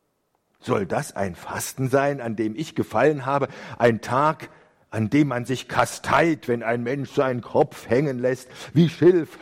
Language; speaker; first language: German; native; German